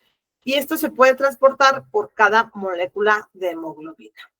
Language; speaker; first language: Spanish; native; Spanish